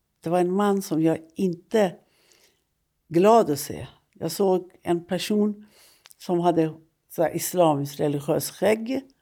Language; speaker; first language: Swedish; non-native, fluent; Persian